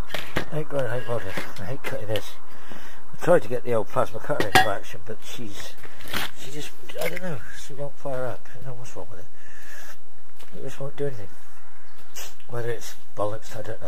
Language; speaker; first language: English; native; English